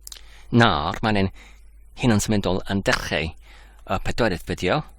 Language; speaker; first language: Welsh; non-native, learner; English